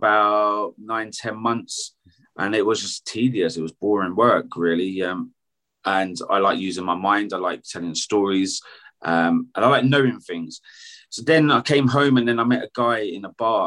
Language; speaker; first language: English; native; English